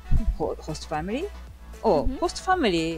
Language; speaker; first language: English; non-native, learner; Japanese